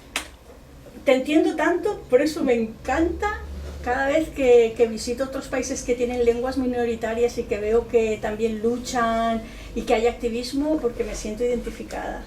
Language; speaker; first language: Spanish; non-native, local second language; Catalan